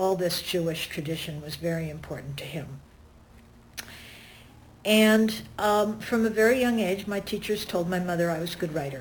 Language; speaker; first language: English; native; English